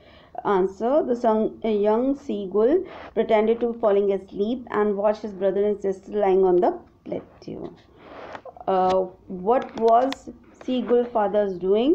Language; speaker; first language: English; non-native, local second language; Hindi